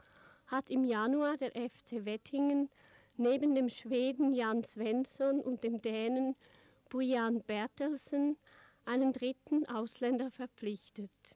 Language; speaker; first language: German; native; German